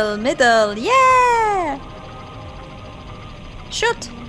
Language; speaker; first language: English; non-native, learner; German